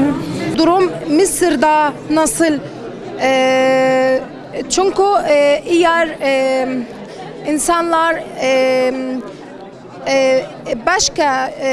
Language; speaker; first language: Turkish; non-native, learner; Arabic